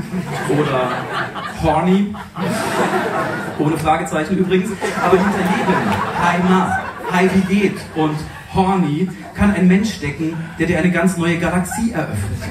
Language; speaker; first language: German; native; German